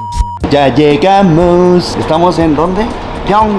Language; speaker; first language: Spanish; non-native, fluent; Korean